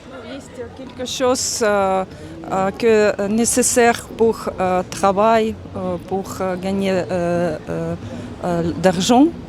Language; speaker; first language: French; non-native, learner; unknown